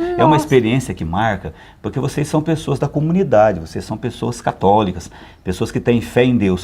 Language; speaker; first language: Portuguese; native; Portuguese